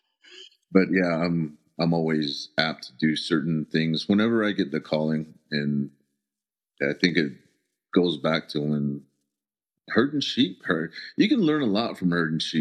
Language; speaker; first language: English; early bilingual, other home language; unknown